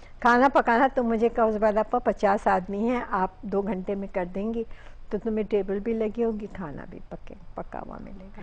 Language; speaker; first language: Urdu; native; Urdu